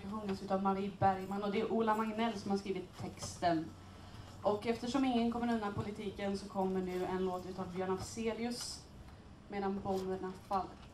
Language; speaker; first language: Swedish; native; Swedish